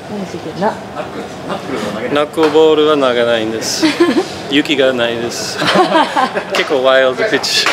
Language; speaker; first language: Japanese; non-native, fluent; English